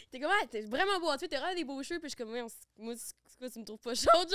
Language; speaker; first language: French; native; French